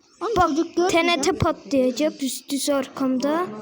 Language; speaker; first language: Turkish; native; Turkish